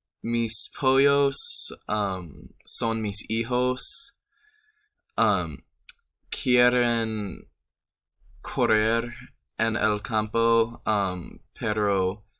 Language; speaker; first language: Spanish; non-native, learner; English